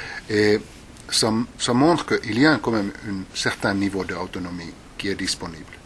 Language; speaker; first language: French; non-native, fluent; Finnish